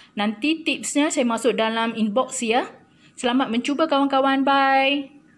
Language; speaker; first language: Malay; non-native, local second language; Tamil